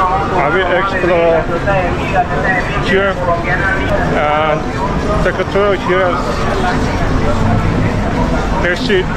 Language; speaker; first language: English; non-native, learner; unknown